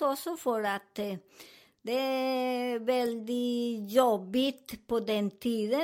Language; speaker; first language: Swedish; non-native, learner; Spanish